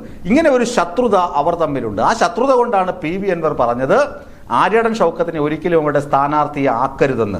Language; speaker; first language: Malayalam; native; Malayalam